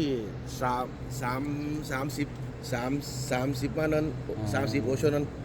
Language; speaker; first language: Korean; non-native, learner; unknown